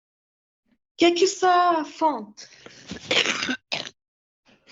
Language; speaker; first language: French; non-native, learner; Portuguese